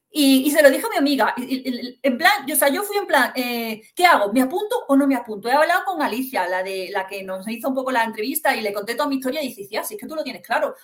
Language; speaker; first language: Spanish; native; Spanish